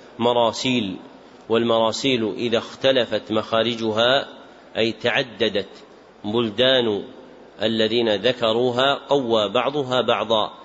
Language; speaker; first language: Arabic; native; Arabic